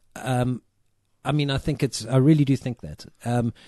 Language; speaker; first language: English; native; English